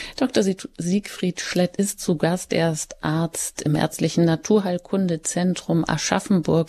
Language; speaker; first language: German; native; German